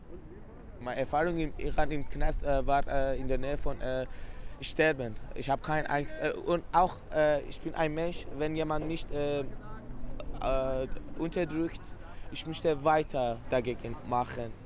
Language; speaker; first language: German; non-native, learner; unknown